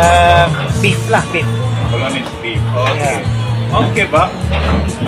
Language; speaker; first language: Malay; non-native, learner; English